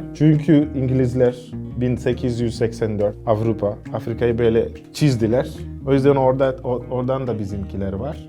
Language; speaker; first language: Turkish; non-native, fluent; Gusii